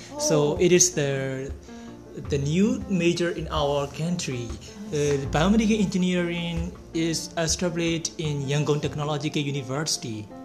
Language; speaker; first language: English; non-native, learner; Burmese